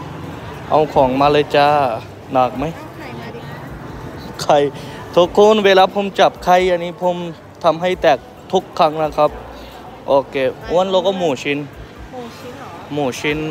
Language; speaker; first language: Thai; non-native, fluent; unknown